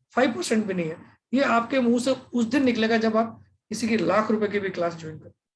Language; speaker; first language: Hindi; native; Hindi